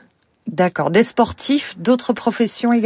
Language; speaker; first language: French; native; French